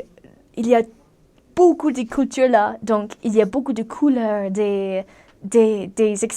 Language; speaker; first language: French; non-native, learner; English